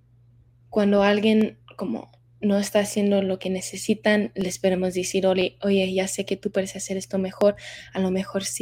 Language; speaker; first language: Spanish; early bilingual, heritage; Spanish